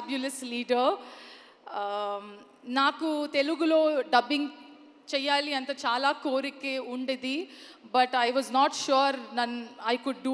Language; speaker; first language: Telugu; non-native, learner; Kannada